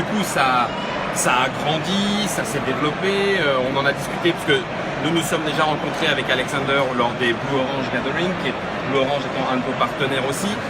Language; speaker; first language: French; native; French